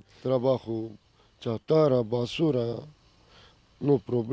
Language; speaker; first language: Spanish; non-native, learner; Romanian